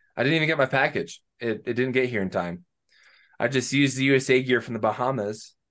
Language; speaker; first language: English; native; English